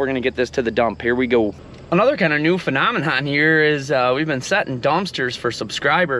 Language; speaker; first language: English; native; English